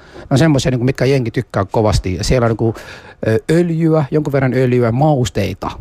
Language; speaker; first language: Finnish; early bilingual, other home language; Somali